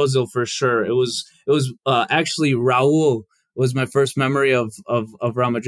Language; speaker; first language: English; early bilingual, other home language; Albanian